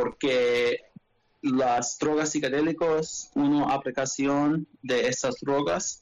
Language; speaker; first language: Spanish; non-native, learner; English